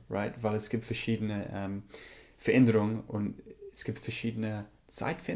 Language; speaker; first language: German; non-native, learner; English